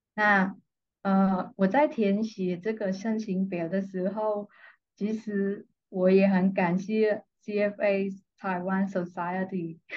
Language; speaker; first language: Chinese; non-native, fluent; Vietnamese